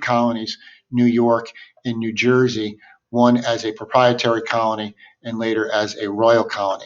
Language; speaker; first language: English; native; English